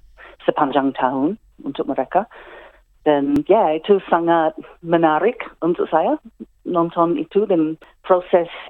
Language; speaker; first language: Indonesian; non-native, fluent; English